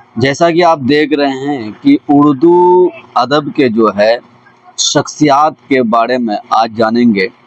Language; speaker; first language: Urdu; native; Urdu